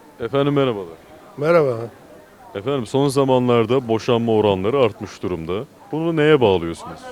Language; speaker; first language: Turkish; native; Turkish